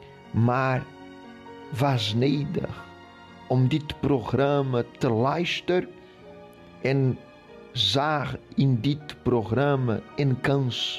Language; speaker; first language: Dutch; non-native, local second language; Portuguese